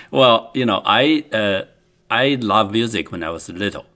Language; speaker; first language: English; non-native, fluent; Chinese